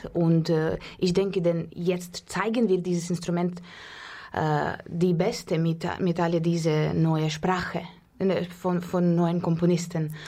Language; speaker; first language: German; non-native, fluent; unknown